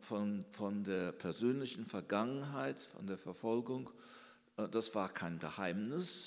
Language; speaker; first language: German; early bilingual, heritage; German